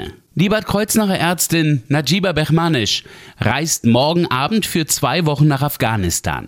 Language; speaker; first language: German; native; German